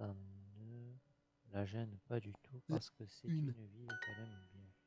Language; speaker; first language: French; non-native, learner; English